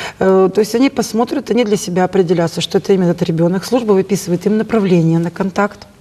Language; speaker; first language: Russian; native; Russian